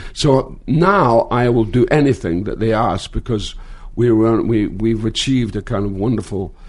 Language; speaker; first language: English; native; English